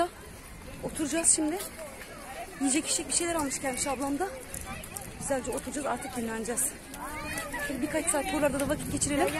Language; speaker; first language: Turkish; native; Turkish